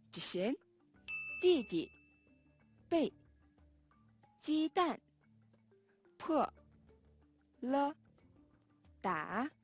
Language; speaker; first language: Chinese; non-native, fluent; Mongolian